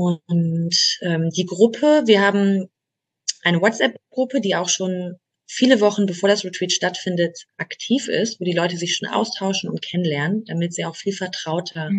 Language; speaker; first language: German; native; German